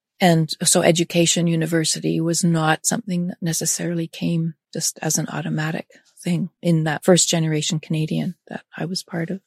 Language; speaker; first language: English; early bilingual, other home language; German